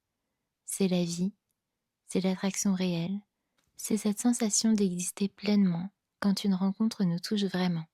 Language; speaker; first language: French; native; French